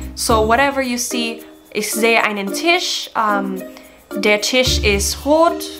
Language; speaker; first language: German; non-native, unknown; Filipino